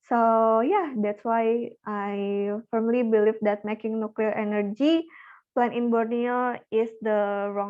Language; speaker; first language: English; non-native, learner; Indonesian